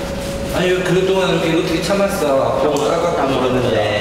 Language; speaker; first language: Korean; native; Korean